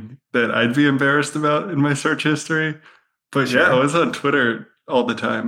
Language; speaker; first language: English; native; English